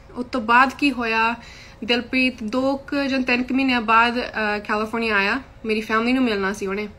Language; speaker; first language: Punjabi; early bilingual, heritage; Punjabi